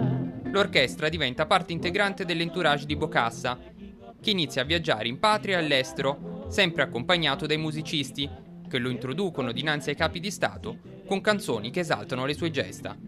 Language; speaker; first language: Italian; native; Italian